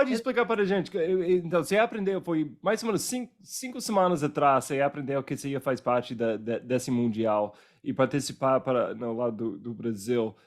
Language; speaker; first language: Portuguese; non-native, fluent; English